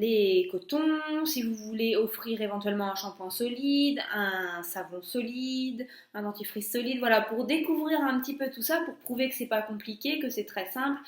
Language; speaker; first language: French; native; French